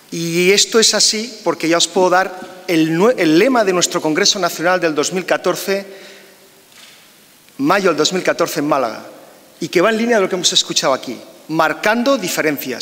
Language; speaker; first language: Spanish; native; Spanish